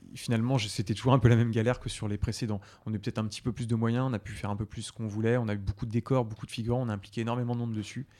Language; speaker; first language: French; native; French